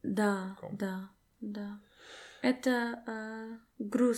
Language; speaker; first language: Russian; non-native, learner; English